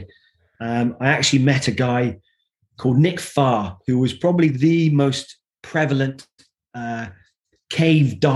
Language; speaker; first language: English; native; English